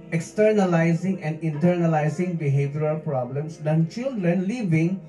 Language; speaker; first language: English; non-native, local second language; Filipino